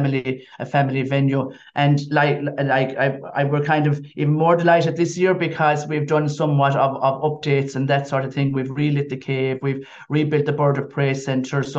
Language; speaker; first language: English; native; English